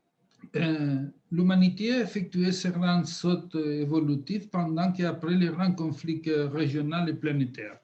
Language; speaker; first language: French; non-native, fluent; Spanish